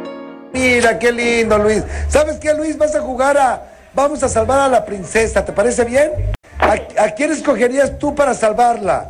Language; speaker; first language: Spanish; native; Spanish